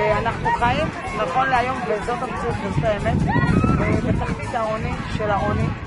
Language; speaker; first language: Hebrew; native; Hebrew